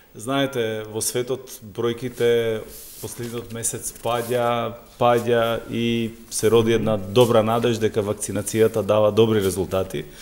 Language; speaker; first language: Macedonian; non-native, local second language; Albanian